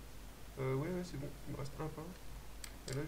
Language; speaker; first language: French; native; French